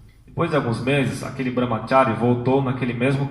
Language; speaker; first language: Portuguese; native; Portuguese